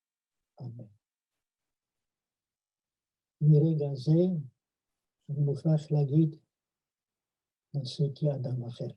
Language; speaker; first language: Hebrew; non-native, fluent; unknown